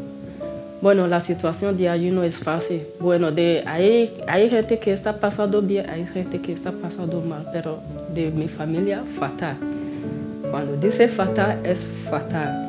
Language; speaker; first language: Spanish; non-native, learner; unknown